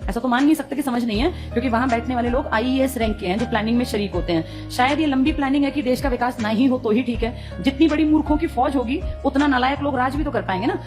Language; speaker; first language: Hindi; native; Hindi